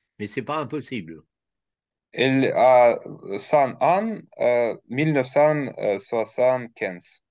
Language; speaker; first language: French; non-native, learner; Russian